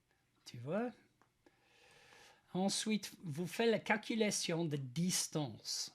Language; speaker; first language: French; non-native, learner; English